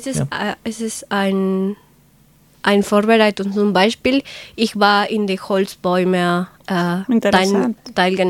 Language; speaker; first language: German; non-native, learner; Spanish